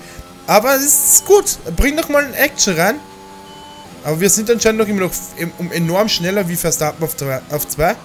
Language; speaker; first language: German; native; German